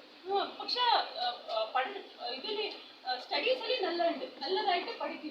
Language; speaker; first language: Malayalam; non-native, learner; Kannada